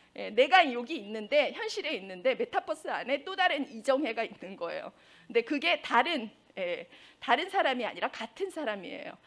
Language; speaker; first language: Korean; native; Korean